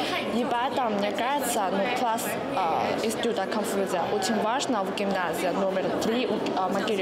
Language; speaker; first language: Russian; non-native, fluent; Chinese